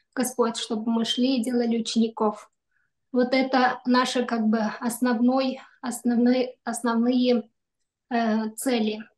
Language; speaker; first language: Russian; non-native, local second language; Kyrgyz